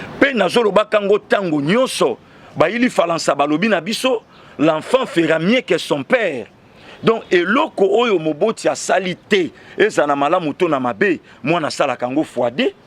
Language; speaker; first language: Lingala; non-native, local second language; Mongo